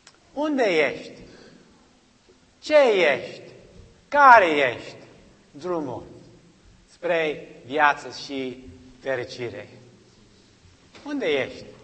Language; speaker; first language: Romanian; non-native, learner; English